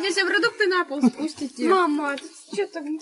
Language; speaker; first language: Russian; native; Russian